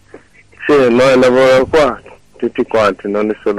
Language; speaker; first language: Italian; non-native, learner; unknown